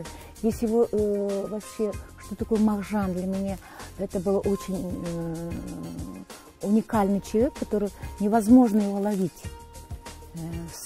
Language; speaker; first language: Russian; non-native, local second language; Kazakh